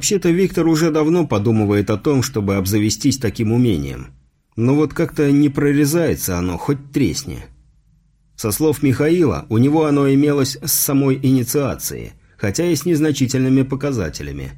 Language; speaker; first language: Russian; native; Russian